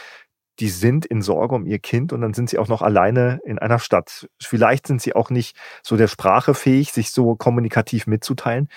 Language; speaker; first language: German; native; German